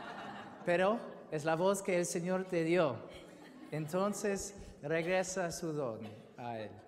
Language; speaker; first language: Spanish; non-native, fluent; English